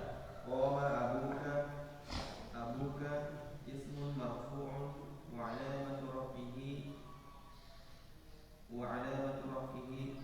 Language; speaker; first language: Arabic; non-native, learner; Indonesian